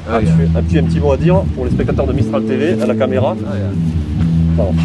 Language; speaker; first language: French; native; French